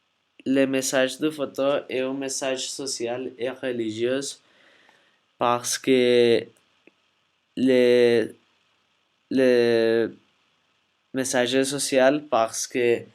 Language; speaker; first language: French; non-native, learner; Spanish